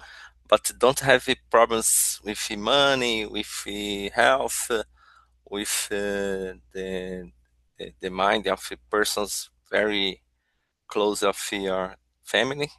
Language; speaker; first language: English; non-native, learner; Portuguese